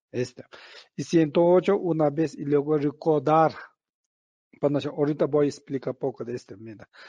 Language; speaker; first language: Spanish; non-native, learner; Tibetan